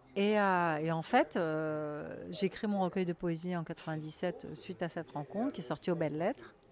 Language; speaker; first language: French; native; French